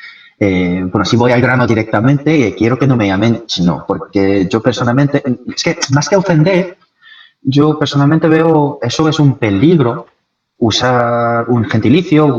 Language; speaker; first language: Spanish; non-native, fluent; Korean